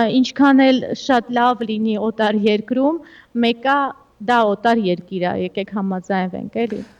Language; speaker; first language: Armenian; early bilingual, heritage; Armenian